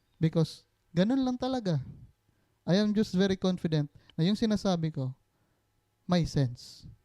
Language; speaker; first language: Filipino; non-native, local second language; Cebuano